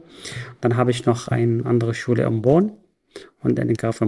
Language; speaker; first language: German; non-native, learner; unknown